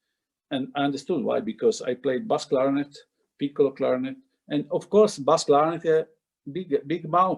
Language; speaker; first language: English; non-native, fluent; Italian